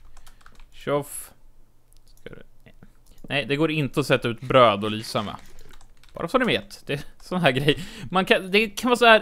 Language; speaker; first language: Swedish; native; Swedish